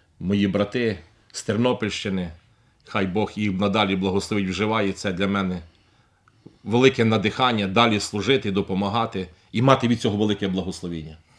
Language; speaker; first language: Ukrainian; native; Ukrainian